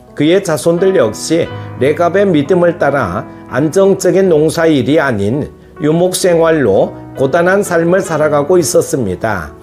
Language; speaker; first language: Korean; native; Korean